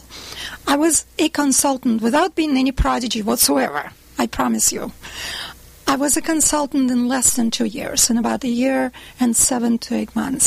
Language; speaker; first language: English; non-native, fluent; Russian